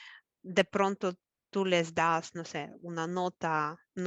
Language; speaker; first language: Spanish; non-native, fluent; Russian